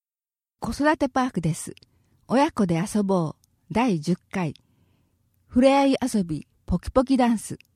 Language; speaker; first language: Japanese; native; Japanese